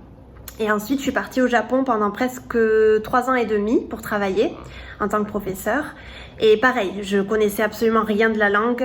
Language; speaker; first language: French; native; French